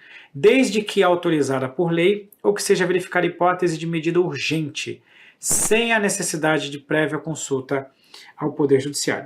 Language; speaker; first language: Portuguese; native; Portuguese